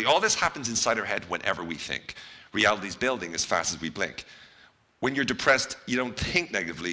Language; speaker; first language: English; native; English